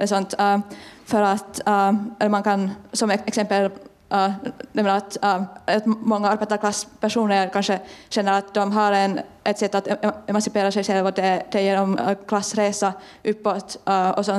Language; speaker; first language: Swedish; non-native, fluent; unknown